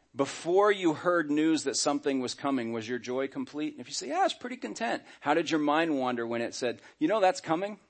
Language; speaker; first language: English; native; English